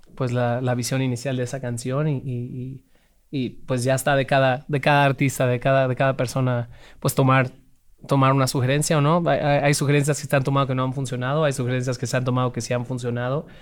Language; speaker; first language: Spanish; native; Spanish